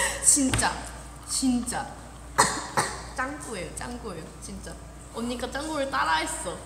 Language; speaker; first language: Korean; non-native, fluent; Thai